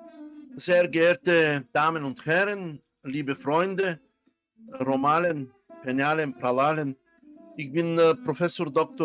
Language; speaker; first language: German; non-native, fluent; Romany